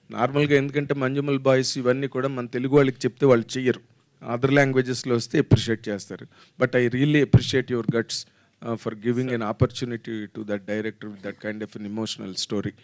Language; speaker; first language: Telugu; native; Telugu